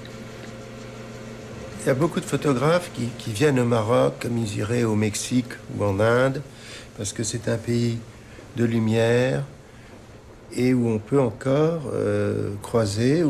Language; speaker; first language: French; non-native, local second language; Arabic